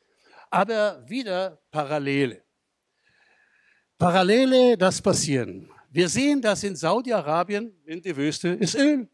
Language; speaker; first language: German; non-native, fluent; Hebrew